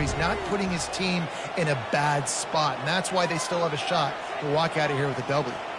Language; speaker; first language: English; native; English